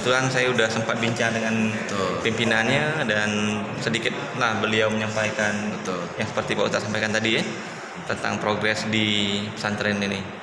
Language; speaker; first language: Indonesian; native; Indonesian